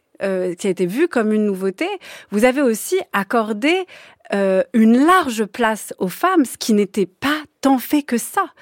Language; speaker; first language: French; native; French